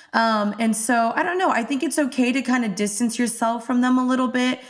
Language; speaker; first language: English; native; English